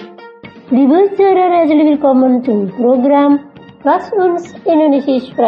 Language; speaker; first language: German; non-native, fluent; Indonesian